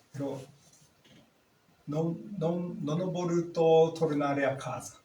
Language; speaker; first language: Italian; non-native, learner; Japanese